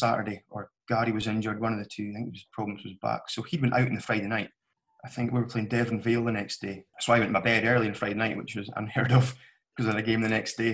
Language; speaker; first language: English; native; English